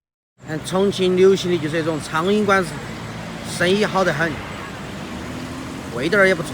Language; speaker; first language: Chinese; native; Chinese